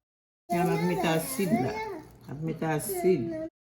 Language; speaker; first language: French; non-native, learner; Haitian Creole